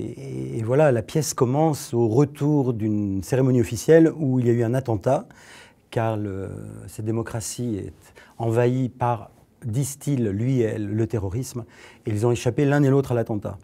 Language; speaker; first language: French; native; French